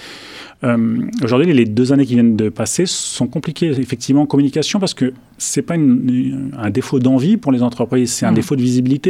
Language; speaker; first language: French; native; French